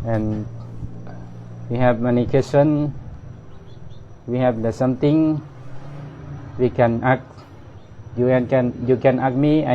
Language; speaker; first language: English; non-native, learner; Thai